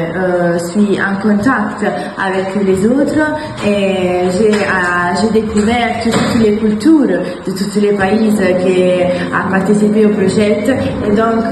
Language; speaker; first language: French; non-native, learner; Italian